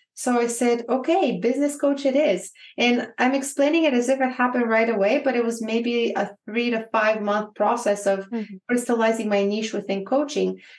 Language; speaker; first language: English; non-native, fluent; Bulgarian